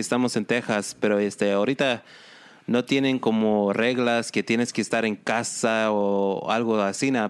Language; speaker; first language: Spanish; non-native, learner; English